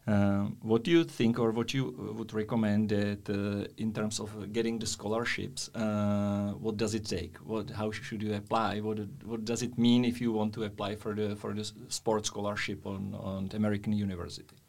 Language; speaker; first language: English; non-native, fluent; Czech